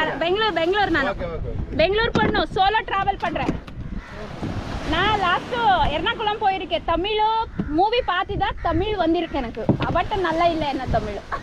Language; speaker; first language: Tamil; non-native, learner; Kannada